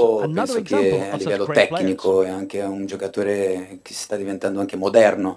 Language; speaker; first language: Italian; non-native, fluent; Portuguese